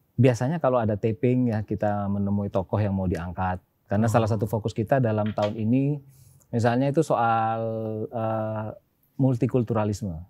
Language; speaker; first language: Indonesian; native; Indonesian